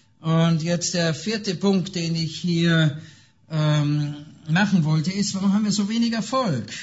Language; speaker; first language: German; native; German